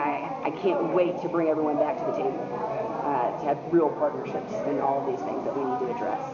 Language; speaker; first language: English; native; English